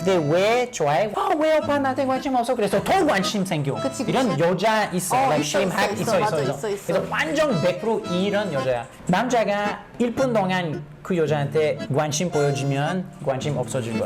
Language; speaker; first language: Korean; non-native, learner; English